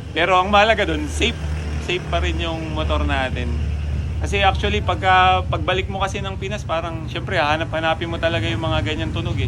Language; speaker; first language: Filipino; native; Filipino